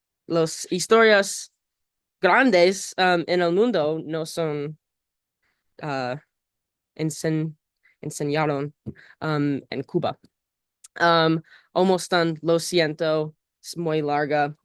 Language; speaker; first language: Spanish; non-native, learner; English